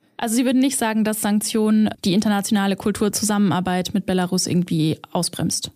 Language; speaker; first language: German; native; German